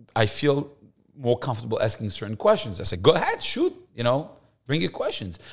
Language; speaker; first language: English; non-native, fluent; French